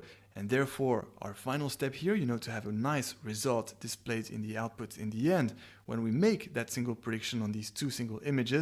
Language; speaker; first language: English; non-native, fluent; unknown